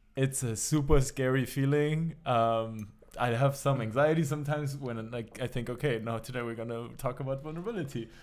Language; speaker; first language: English; non-native, fluent; German